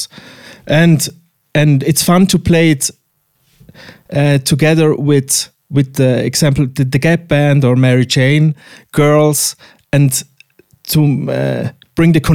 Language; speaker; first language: English; non-native, fluent; Swiss German